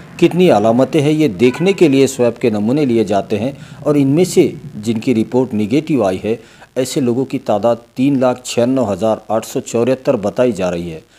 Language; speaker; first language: Hindi; non-native, local second language; Urdu